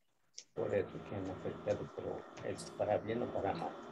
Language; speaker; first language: Spanish; early bilingual, other home language; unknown